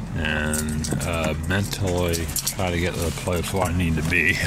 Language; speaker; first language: English; native; English